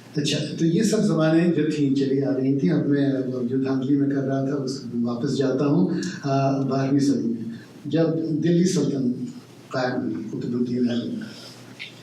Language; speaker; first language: Urdu; native; Urdu